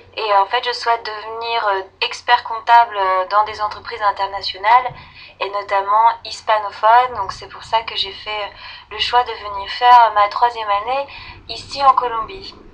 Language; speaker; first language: French; native; French